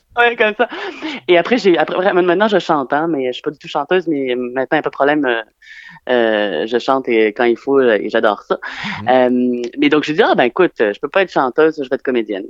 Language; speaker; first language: French; native; French